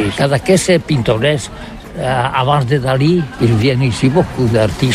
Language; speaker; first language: French; non-native, learner; Catalan